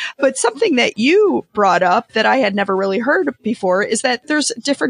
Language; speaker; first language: English; native; English